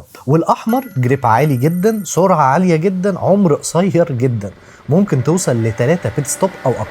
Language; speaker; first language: Arabic; native; Arabic